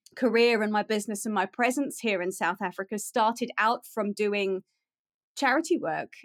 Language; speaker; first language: English; native; English